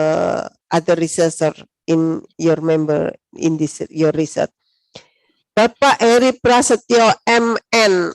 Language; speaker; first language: English; non-native, learner; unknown